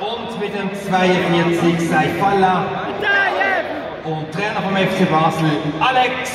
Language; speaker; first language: German; native; German